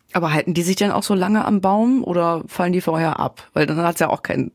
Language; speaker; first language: German; native; German